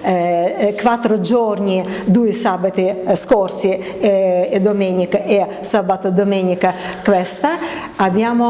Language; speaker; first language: Italian; non-native, learner; Russian